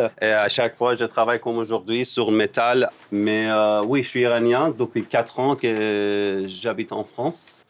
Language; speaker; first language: French; non-native, learner; Persian